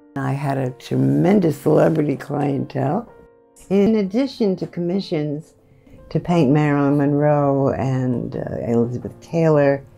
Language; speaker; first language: English; native; English